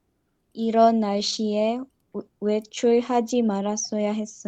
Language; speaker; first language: Korean; non-native, learner; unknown